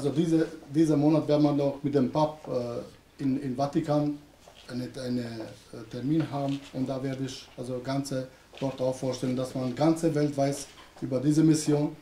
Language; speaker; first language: German; non-native, fluent; Albanian